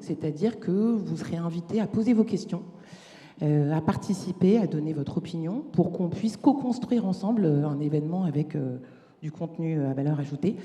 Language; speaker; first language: French; native; French